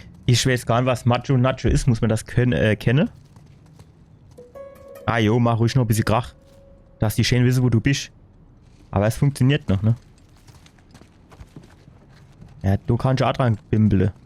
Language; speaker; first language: German; native; German